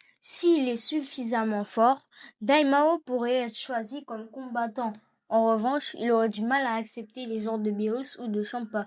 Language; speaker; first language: French; native; French